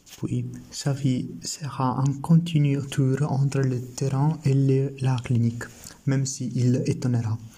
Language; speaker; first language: French; non-native, learner; Italian